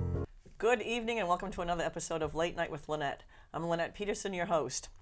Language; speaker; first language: English; native; English